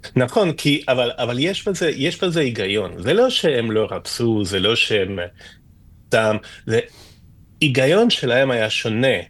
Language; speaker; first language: Hebrew; non-native, fluent; Spanish